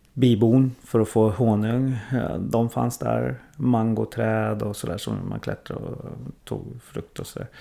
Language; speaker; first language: Swedish; early bilingual, other home language; Thai